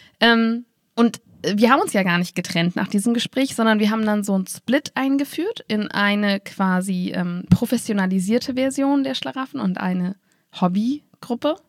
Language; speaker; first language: German; native; German